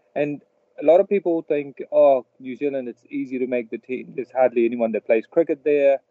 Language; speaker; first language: English; early bilingual, other home language; Telugu